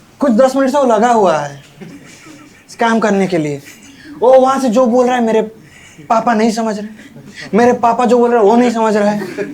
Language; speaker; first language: Hindi; non-native, local second language; Odia